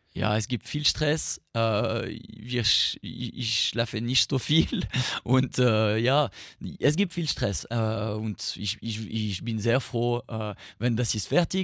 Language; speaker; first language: German; non-native, learner; French